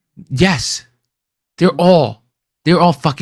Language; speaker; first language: English; native; English